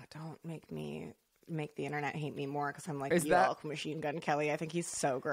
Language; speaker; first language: English; native; English